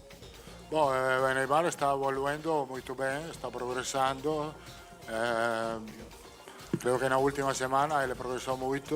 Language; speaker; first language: Portuguese; non-native, fluent; Italian